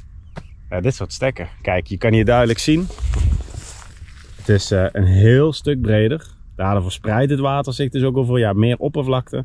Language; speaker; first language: Dutch; native; Dutch